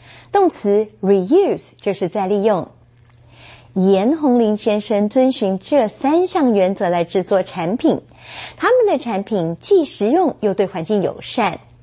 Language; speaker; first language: Chinese; native; Chinese